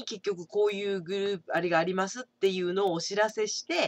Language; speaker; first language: Japanese; native; Japanese